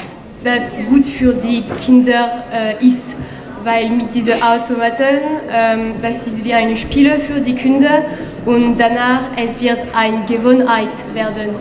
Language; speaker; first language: German; non-native, learner; French